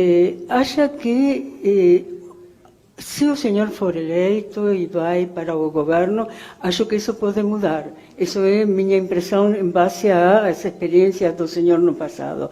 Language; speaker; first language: Portuguese; non-native, fluent; Spanish